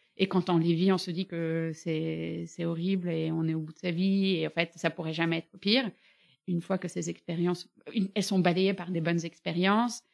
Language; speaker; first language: French; early bilingual, other home language; Bulgarian